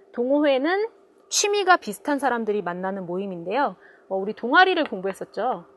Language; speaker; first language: Korean; native; Korean